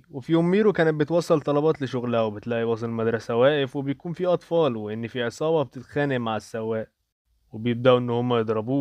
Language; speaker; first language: Arabic; native; Arabic